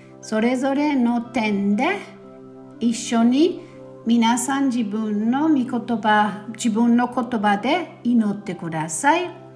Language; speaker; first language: Japanese; non-native, fluent; German